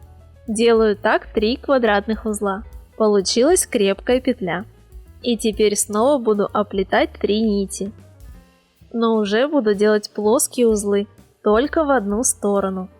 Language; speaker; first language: Russian; native; Russian